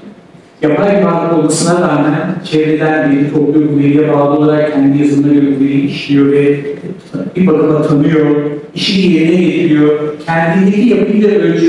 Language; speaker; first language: Turkish; native; Turkish